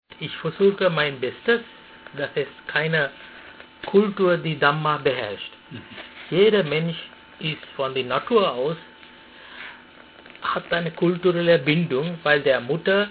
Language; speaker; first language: German; non-native, fluent; Sinhala